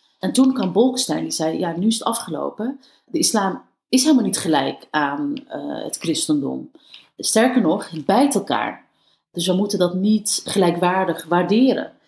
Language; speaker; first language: Dutch; early bilingual, other home language; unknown